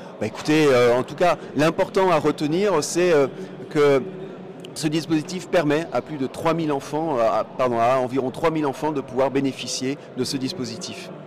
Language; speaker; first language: French; native; French